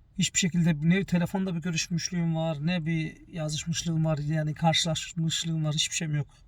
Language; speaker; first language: Turkish; early bilingual, heritage; Turkish